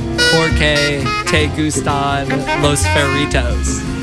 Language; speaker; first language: Spanish; non-native, learner; English